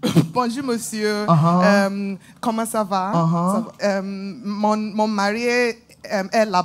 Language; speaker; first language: French; non-native, learner; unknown